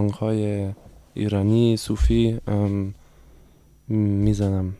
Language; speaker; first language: Persian; non-native, learner; German